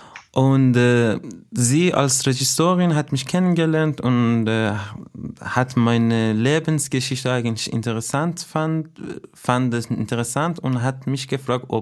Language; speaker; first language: German; non-native, fluent; Persian